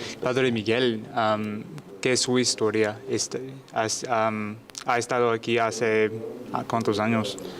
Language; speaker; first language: Spanish; non-native, learner; English